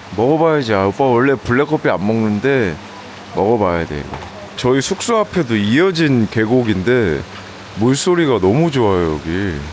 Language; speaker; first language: Korean; native; Korean